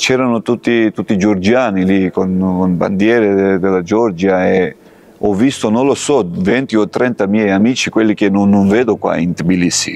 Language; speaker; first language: Italian; non-native, fluent; Georgian